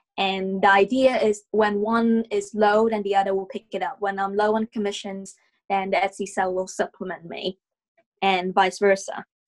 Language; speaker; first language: English; non-native, fluent; Vietnamese